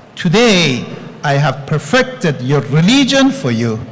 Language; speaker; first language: English; non-native, fluent; Persian